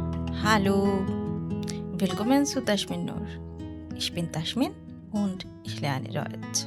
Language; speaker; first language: German; non-native, learner; Bangla